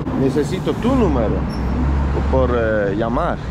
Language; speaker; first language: Spanish; non-native, learner; Turkish